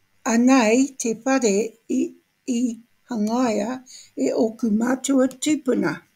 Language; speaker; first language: Māori; non-native, local second language; English